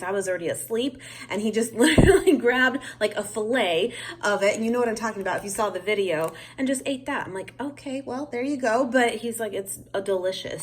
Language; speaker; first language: English; native; English